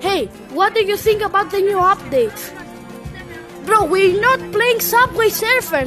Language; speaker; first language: English; non-native, fluent; Greek